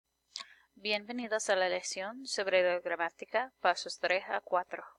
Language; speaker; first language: Spanish; non-native, fluent; English